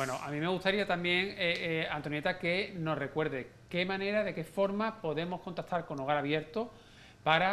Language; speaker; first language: Spanish; native; Spanish